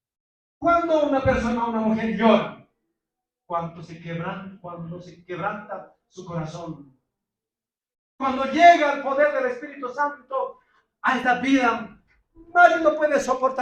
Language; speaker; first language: Spanish; non-native, local second language; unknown